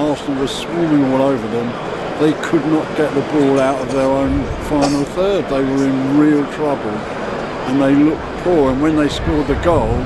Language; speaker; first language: English; native; English